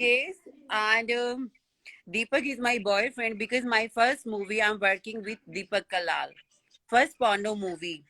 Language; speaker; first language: English; non-native, learner; Hindi